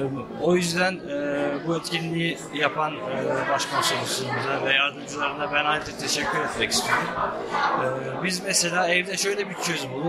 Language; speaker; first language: Turkish; early bilingual, other home language; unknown